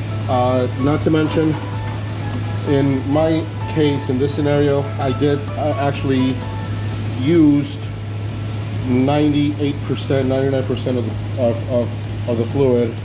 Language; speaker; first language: English; native; English